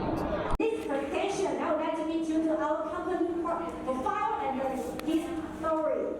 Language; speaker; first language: English; non-native, learner; Chinese